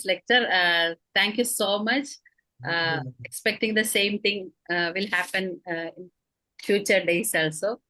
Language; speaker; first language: English; non-native, local second language; Malayalam